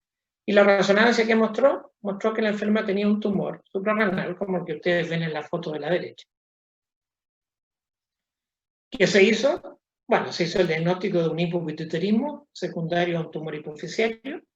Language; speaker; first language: Spanish; native; Spanish